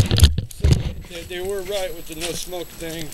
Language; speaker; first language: English; native; English